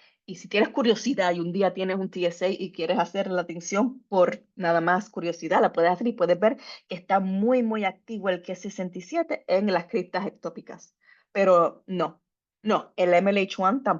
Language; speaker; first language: Spanish; native; Spanish